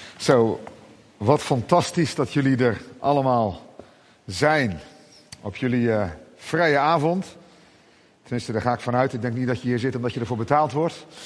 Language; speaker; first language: Dutch; native; Dutch